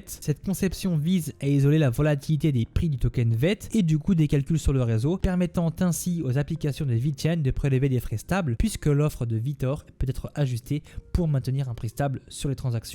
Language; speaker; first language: French; native; French